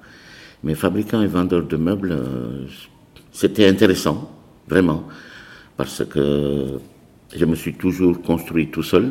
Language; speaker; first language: French; non-native, local second language; Arabic